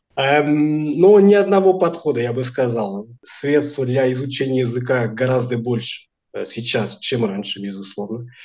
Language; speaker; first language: Russian; non-native, fluent; Portuguese